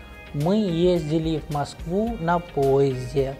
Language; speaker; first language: Russian; non-native, fluent; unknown